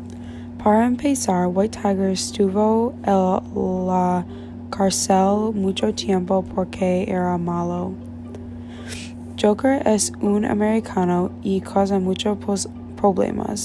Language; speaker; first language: Spanish; non-native, learner; English